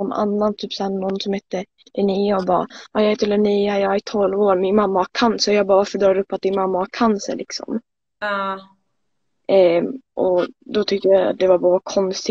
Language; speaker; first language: Swedish; native; Swedish